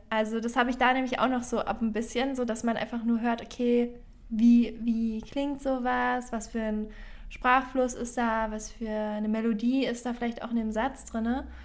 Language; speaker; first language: German; native; German